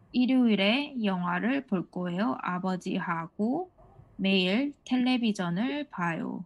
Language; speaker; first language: Korean; non-native, fluent; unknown